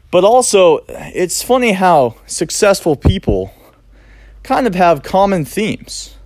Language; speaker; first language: English; native; English